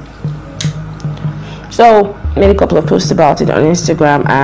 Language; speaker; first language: English; non-native, local second language; Yoruba